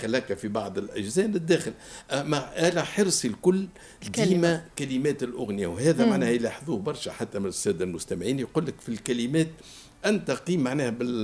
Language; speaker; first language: Arabic; native; Arabic